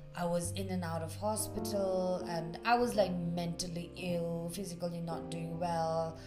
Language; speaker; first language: English; non-native, fluent; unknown